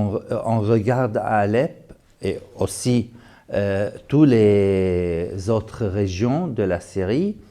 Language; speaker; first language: French; non-native, fluent; Arabic